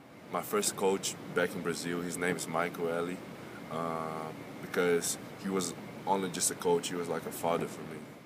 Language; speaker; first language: English; non-native, fluent; Portuguese